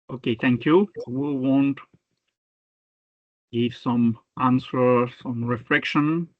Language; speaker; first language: English; non-native, fluent; French